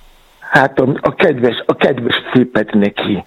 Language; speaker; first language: Hungarian; non-native, learner; Yoruba